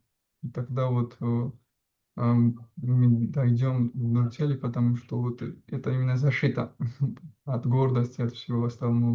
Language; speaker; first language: Russian; non-native, fluent; Georgian